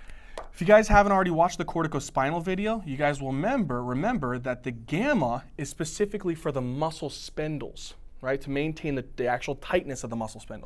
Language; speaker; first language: English; native; English